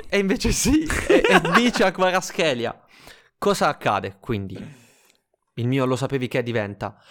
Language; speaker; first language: Italian; native; Italian